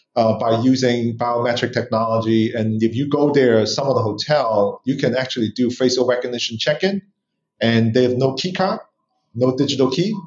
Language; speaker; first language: English; non-native, local second language; Cantonese